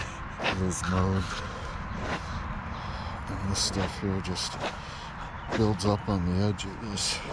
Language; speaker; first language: English; native; English